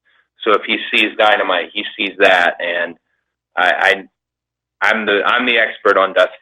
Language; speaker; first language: English; native; English